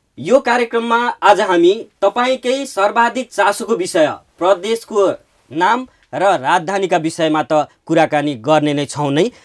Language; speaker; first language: Nepali; native; Nepali